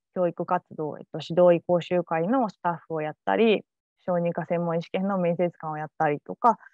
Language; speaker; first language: Japanese; native; Japanese